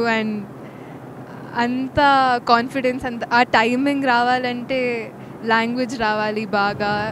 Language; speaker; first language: Telugu; non-native, local second language; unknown